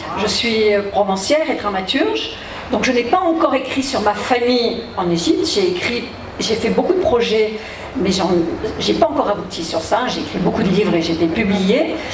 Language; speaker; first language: French; early bilingual, heritage; French